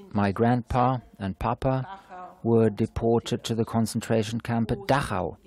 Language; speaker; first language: English; non-native, fluent; German